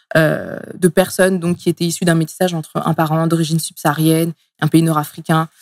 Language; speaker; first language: French; early bilingual, other home language; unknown